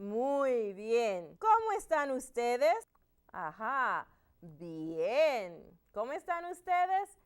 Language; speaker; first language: Spanish; non-native, learner; English